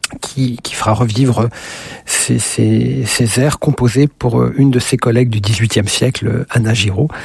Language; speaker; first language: French; native; French